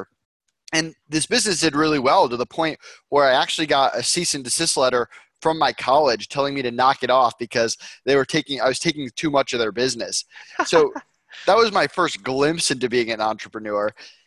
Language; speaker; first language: English; native; English